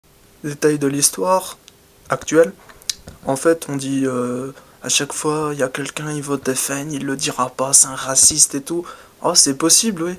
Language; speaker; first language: French; native; French